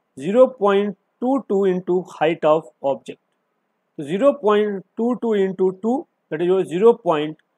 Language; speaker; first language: Hindi; native; Hindi